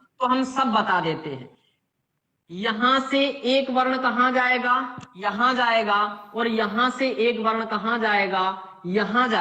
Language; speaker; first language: Hindi; native; Hindi